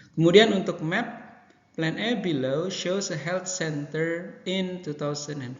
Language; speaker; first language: Indonesian; native; Indonesian